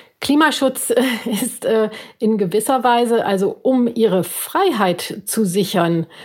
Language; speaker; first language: German; native; German